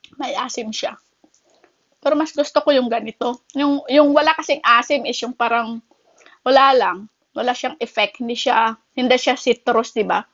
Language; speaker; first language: Filipino; native; Filipino